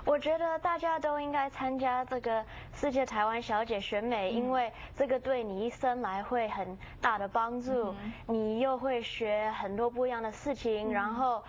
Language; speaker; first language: Chinese; early bilingual, heritage; Chinese